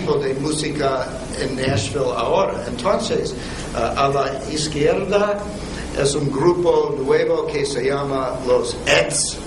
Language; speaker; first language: Spanish; non-native, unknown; English